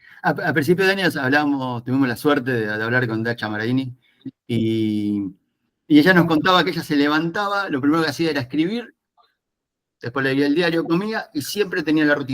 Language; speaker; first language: Spanish; native; Spanish